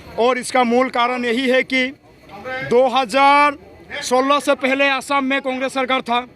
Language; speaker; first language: Hindi; non-native, local second language; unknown